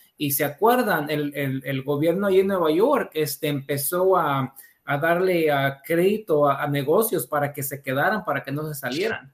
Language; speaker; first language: Spanish; early bilingual, heritage; Spanish